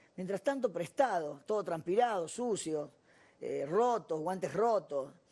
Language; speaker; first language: Spanish; native; Spanish